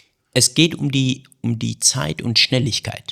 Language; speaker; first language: German; early bilingual, other home language; Persian